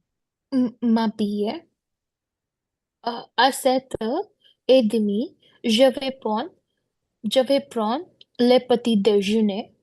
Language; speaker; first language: French; non-native, learner; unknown